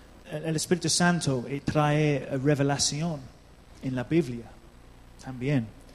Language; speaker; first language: Spanish; non-native, learner; English